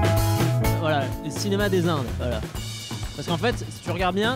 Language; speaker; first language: French; native; French